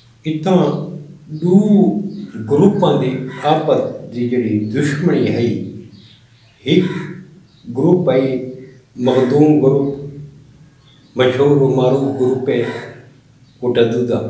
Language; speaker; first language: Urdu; non-native, local second language; Saraiki